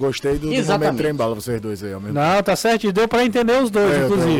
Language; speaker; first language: Portuguese; native; Portuguese